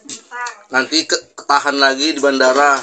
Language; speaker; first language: Indonesian; native; Indonesian